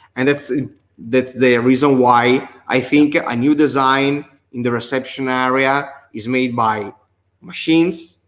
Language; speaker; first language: English; non-native, learner; Italian